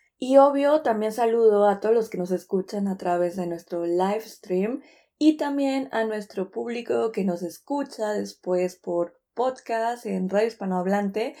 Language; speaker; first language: Spanish; native; Spanish